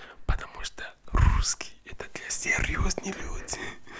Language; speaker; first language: Russian; non-native, learner; French